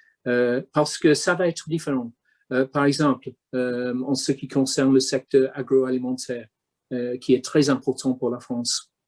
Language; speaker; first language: French; non-native, fluent; English